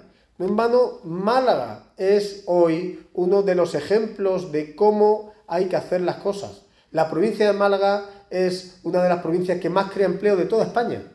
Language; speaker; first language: Spanish; native; Spanish